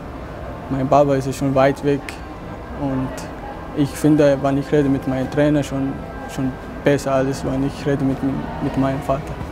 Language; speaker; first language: German; non-native, learner; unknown